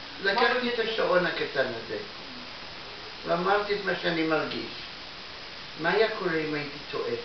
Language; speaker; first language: Hebrew; non-native, fluent; Russian